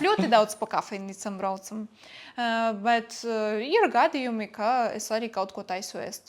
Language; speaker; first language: Latvian; non-native, local second language; Russian